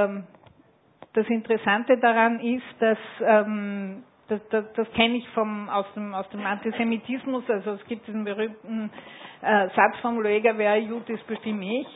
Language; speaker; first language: German; native; German